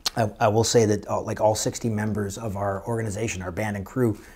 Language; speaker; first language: English; native; English